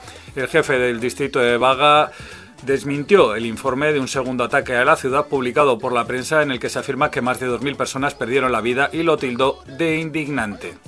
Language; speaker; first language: Spanish; native; Spanish